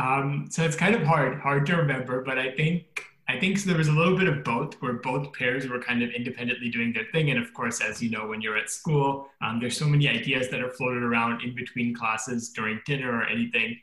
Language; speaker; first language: English; native; English